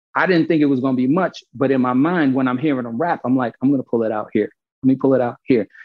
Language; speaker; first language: English; native; English